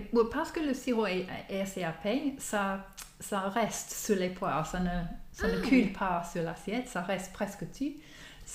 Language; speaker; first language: French; non-native, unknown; English